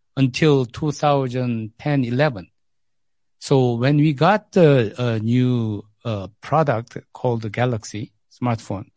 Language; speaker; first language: English; non-native, fluent; Korean